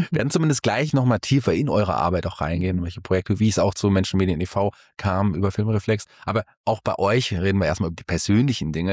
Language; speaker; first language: German; native; German